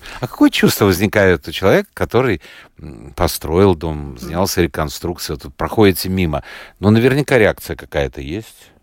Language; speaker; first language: Russian; native; Russian